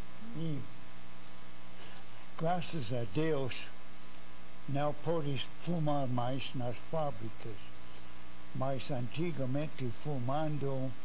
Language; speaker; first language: Portuguese; non-native, fluent; English